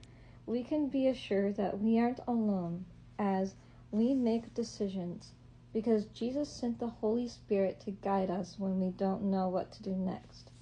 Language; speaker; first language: English; native; English